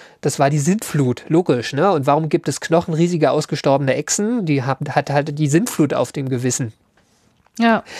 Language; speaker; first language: German; native; German